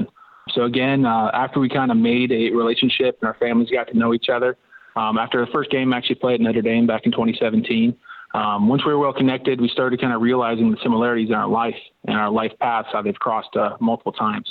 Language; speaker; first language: English; native; English